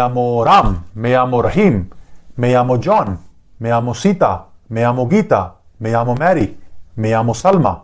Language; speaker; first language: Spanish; non-native, fluent; Hindi